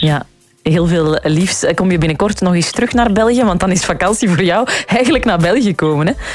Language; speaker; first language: Dutch; native; Dutch